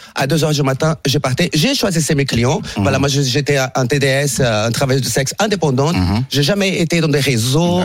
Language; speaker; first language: French; non-native, fluent; Portuguese